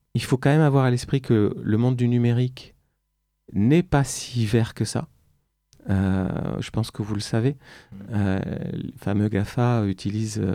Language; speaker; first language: French; native; French